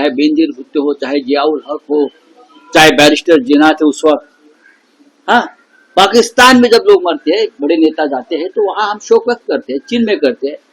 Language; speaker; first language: Hindi; non-native, local second language; Marathi